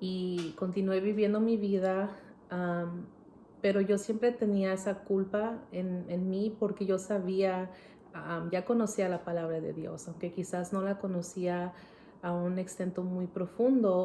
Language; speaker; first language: Spanish; early bilingual, heritage; Spanish